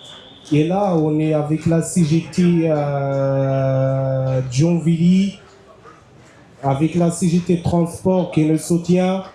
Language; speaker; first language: French; non-native, learner; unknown